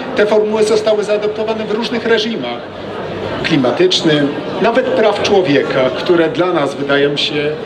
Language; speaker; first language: Polish; native; Polish